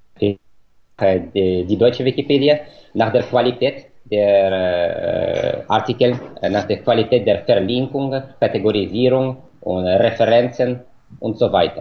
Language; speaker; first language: German; non-native, fluent; Russian